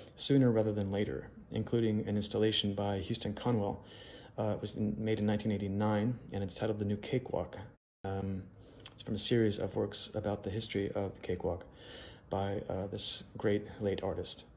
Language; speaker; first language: English; native; English